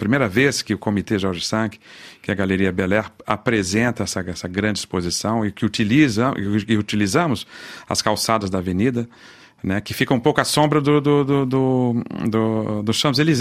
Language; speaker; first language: Portuguese; native; Portuguese